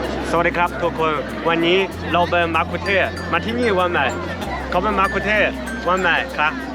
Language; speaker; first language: Thai; non-native, learner; Chinese